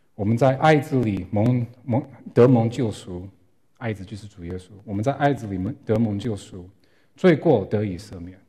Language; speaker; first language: Chinese; non-native, fluent; English